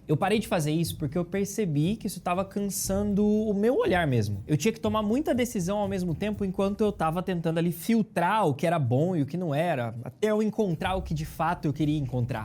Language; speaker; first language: Portuguese; native; Portuguese